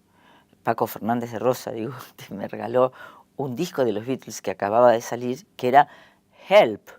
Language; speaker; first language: Spanish; native; Spanish